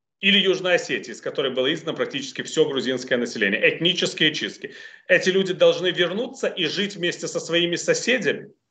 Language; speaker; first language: Russian; native; Russian